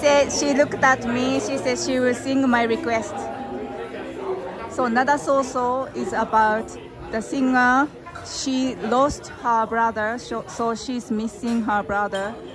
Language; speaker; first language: English; non-native, fluent; Japanese